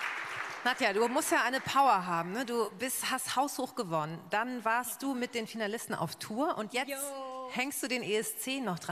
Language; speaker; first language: German; native; German